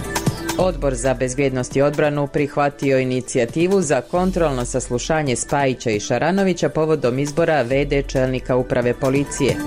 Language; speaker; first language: Croatian; native; Croatian